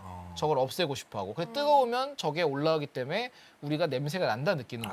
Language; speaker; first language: Korean; native; Korean